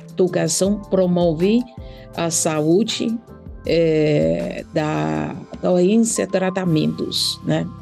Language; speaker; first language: Portuguese; non-native, learner; Chinese